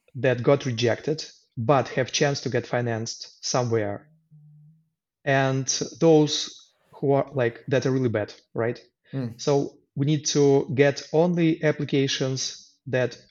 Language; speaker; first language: English; non-native, fluent; Ukrainian